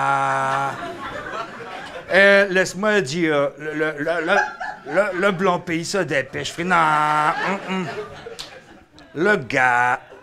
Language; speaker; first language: French; native; French